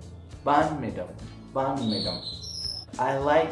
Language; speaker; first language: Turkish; non-native, learner; Persian